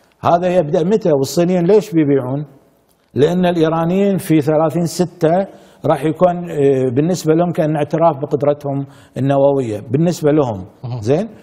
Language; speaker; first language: Arabic; native; Arabic